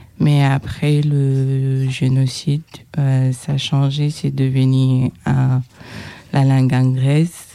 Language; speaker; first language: French; non-native, local second language; Kinyarwanda